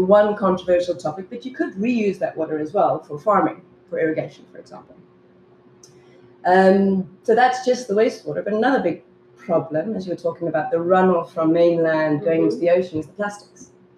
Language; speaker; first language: English; native; English